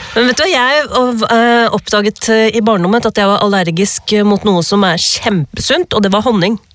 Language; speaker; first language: Norwegian; early bilingual, other home language; Urdu